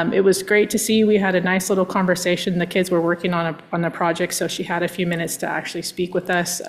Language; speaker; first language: English; native; English